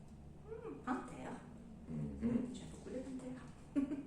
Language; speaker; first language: French; non-native, learner; Russian